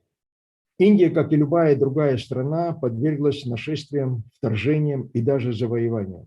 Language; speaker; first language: Russian; native; Russian